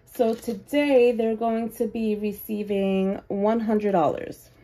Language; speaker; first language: English; native; English